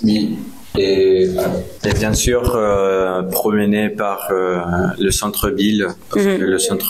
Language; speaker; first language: French; non-native, learner; Spanish